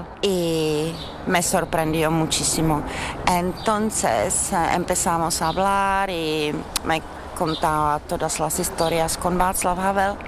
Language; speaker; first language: Spanish; non-native, learner; Czech